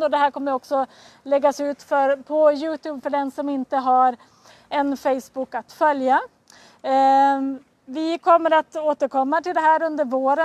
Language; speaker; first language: Swedish; native; Swedish